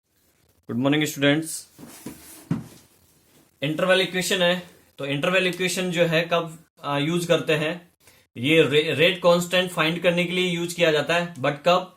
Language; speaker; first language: Hindi; native; Hindi